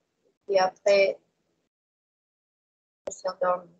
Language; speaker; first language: French; non-native, fluent; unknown